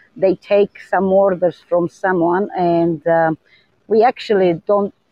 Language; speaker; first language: English; non-native, learner; Romanian